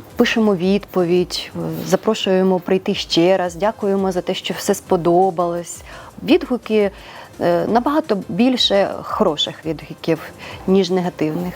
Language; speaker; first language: Ukrainian; native; Ukrainian